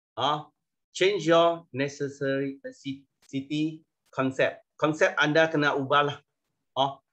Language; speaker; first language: Malay; non-native, local second language; Chinese